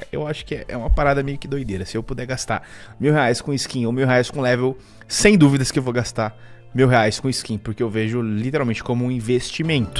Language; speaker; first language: Portuguese; native; Portuguese